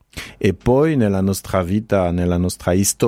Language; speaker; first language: Italian; non-native, fluent; French